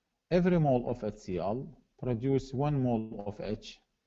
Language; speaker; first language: English; non-native, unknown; Arabic